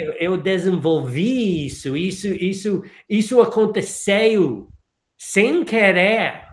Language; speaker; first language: Portuguese; non-native, fluent; English